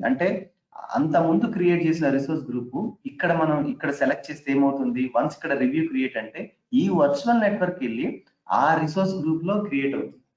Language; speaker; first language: Telugu; native; Telugu